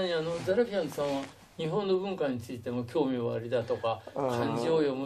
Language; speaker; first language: Japanese; native; Japanese